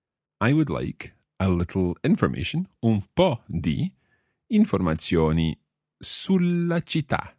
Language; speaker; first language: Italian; non-native, fluent; English